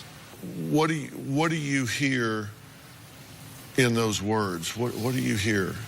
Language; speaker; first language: English; native; English